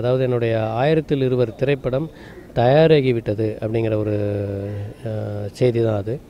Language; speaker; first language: Tamil; native; Tamil